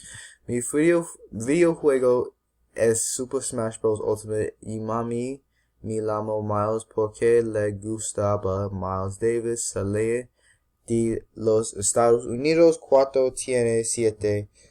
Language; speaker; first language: Spanish; non-native, learner; English